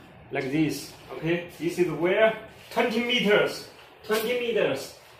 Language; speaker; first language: English; non-native, learner; Chinese